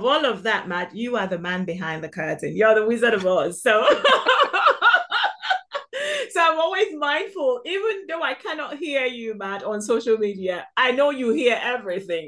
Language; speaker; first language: English; non-native, local second language; Igbo